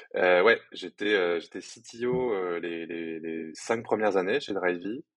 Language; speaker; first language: French; native; French